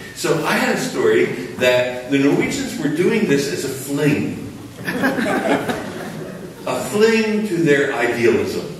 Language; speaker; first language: English; native; English